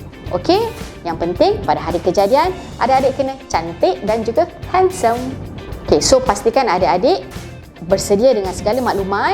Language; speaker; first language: Malay; native; Malay